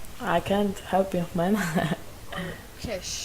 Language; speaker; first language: English; non-native, learner; Polish